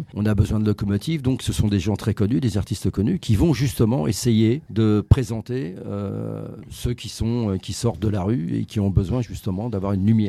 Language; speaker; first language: French; native; French